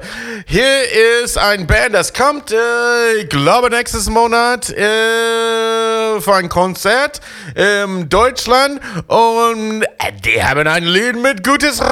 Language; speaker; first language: German; non-native, fluent; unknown